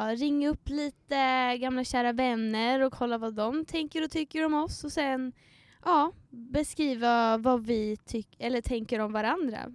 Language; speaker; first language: Swedish; native; Swedish